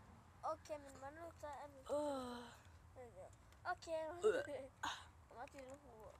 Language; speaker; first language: Spanish; early bilingual, heritage; Spanish